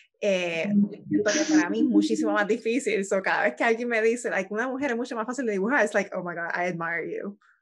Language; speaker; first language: Spanish; native; Spanish